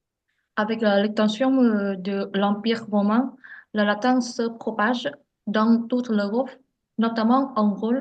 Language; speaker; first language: French; non-native, learner; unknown